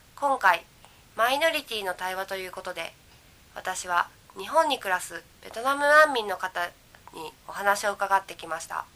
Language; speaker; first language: Japanese; native; Japanese